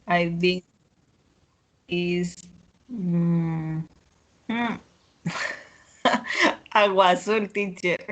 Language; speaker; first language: English; non-native, learner; Spanish